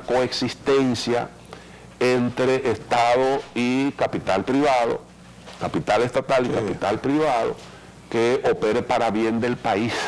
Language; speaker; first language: Spanish; native; Spanish